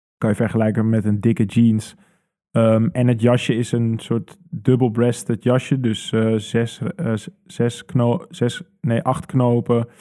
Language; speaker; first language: Dutch; native; Dutch